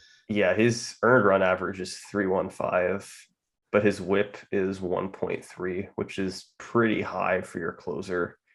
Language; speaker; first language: English; native; English